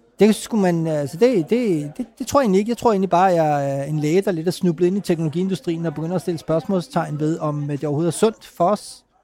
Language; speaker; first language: Danish; early bilingual, other home language; Urdu